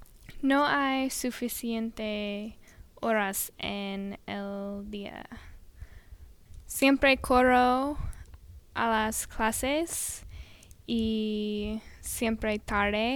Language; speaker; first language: Spanish; non-native, learner; English